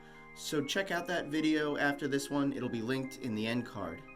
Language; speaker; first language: English; native; English